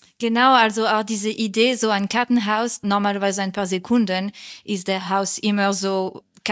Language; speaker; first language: German; non-native, fluent; French